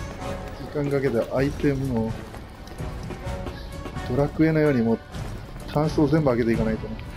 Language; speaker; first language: Japanese; native; Japanese